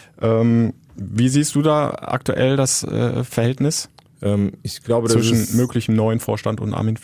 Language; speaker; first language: German; native; German